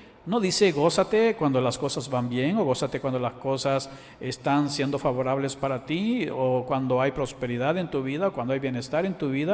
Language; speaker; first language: Spanish; native; Spanish